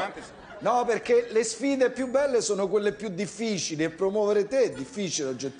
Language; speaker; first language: Italian; native; Italian